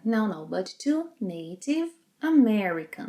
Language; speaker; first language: English; non-native, fluent; Portuguese